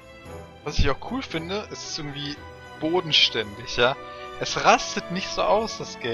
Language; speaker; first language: German; native; German